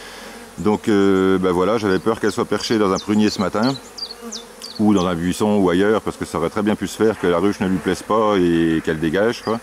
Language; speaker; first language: French; native; French